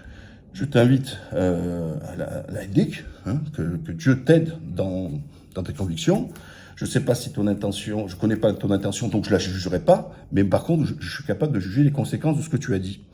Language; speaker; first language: French; native; French